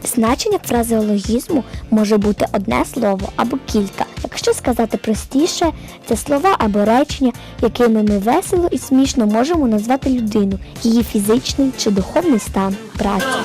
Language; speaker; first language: Ukrainian; native; Ukrainian